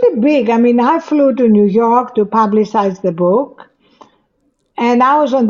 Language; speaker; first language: English; non-native, fluent; Greek